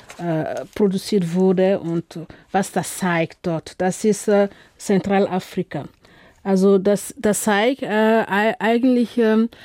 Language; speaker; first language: German; non-native, fluent; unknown